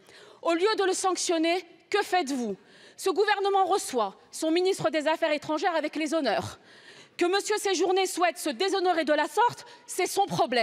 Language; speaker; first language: French; native; French